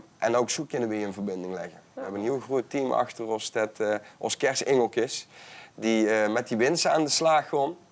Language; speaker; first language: Dutch; native; Dutch